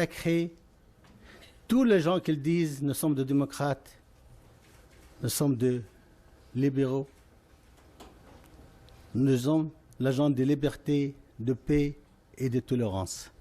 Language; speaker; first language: French; non-native, fluent; Arabic